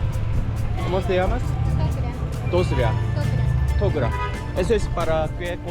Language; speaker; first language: Spanish; non-native, learner; Korean